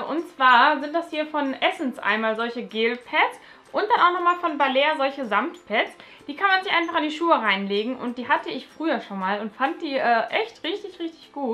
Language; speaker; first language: German; native; German